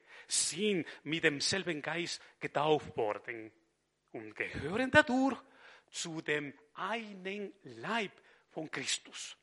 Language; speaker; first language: German; non-native, fluent; Spanish